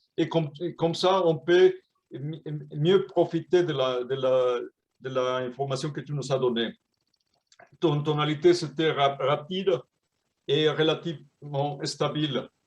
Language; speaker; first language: French; non-native, fluent; Spanish